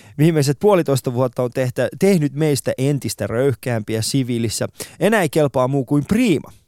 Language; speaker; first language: Finnish; non-native, fluent; Persian